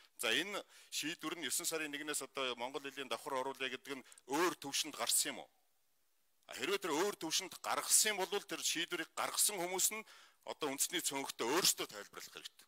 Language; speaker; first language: Mongolian; non-native, local second language; Kazakh